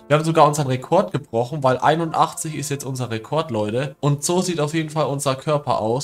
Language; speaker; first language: German; native; German